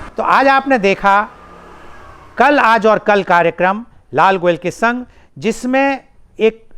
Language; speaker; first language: Hindi; native; Hindi